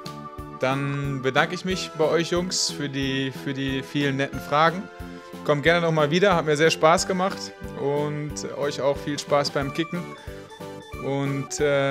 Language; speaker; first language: German; native; German